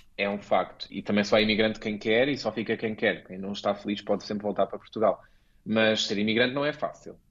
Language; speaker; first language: Portuguese; native; Portuguese